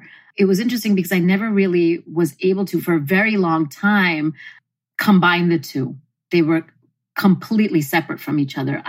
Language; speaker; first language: English; native; English